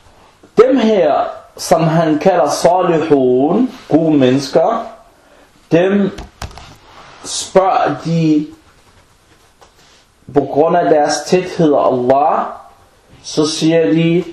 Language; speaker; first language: Danish; non-native, fluent; Arabic